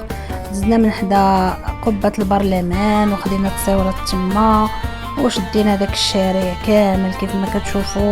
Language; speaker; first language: Arabic; native; Arabic